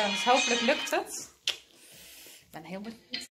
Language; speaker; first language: Dutch; native; Dutch